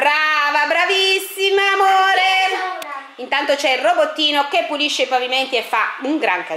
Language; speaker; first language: Italian; native; Italian